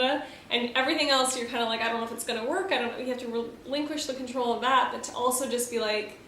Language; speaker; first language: English; native; English